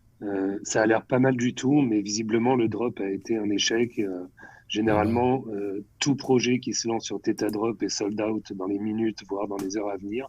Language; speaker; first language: French; native; French